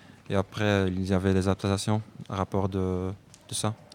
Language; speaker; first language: French; non-native, fluent; Dutch